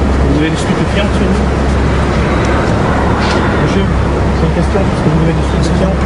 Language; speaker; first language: French; native; French